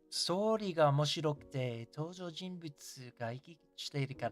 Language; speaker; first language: Japanese; non-native, learner; English